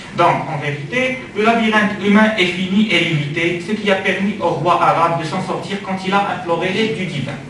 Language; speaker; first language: French; non-native, local second language; Arabic